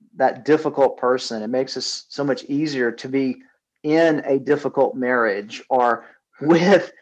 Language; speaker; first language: English; native; English